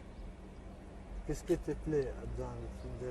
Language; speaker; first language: French; non-native, learner; Italian